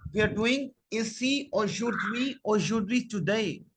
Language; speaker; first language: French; non-native, learner; Hindi